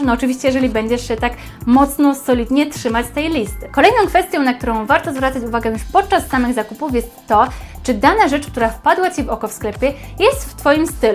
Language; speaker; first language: Polish; native; Polish